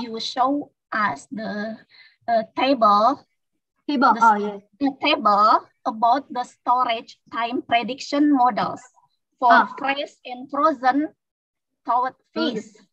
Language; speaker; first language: English; non-native, learner; Indonesian